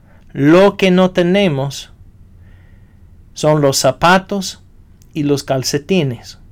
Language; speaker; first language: Spanish; non-native, fluent; English